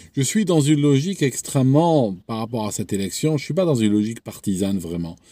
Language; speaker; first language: French; non-native, local second language; Arabic